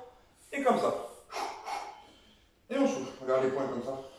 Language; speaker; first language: French; native; French